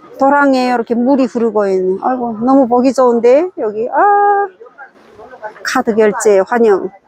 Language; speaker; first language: Korean; native; Korean